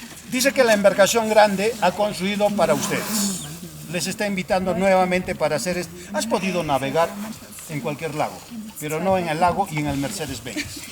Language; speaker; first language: Spanish; native; Spanish